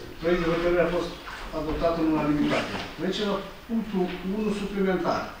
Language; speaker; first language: Romanian; native; Romanian